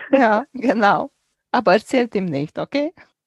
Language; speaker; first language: German; non-native, fluent; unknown